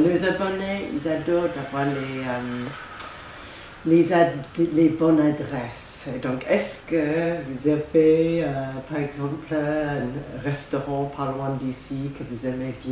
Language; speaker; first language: French; non-native, fluent; English